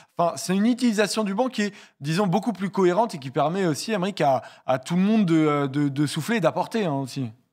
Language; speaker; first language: French; native; French